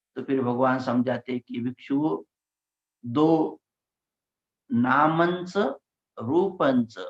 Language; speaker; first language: Hindi; non-native, local second language; Marathi